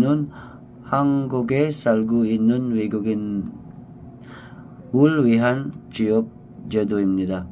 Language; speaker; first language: Korean; non-native, learner; Filipino